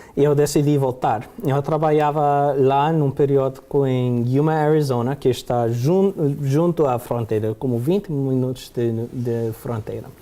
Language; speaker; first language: Portuguese; early bilingual, heritage; Portuguese